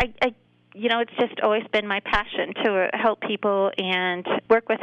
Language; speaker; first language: English; native; English